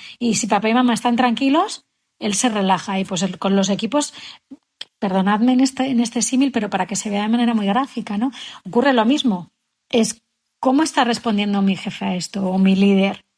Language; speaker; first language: Spanish; native; Spanish